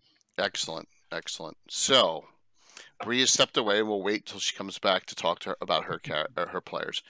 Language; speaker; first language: English; native; English